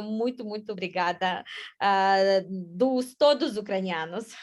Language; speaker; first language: Portuguese; non-native, fluent; Ukrainian